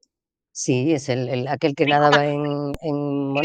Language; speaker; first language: Spanish; native; Spanish